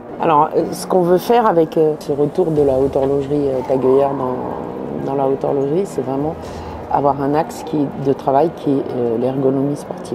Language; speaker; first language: French; native; French